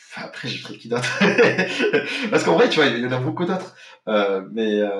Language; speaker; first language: French; non-native, local second language; Arabic